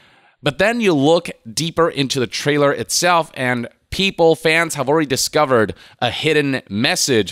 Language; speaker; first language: English; native; English